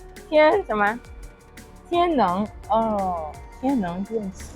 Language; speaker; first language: Chinese; non-native, fluent; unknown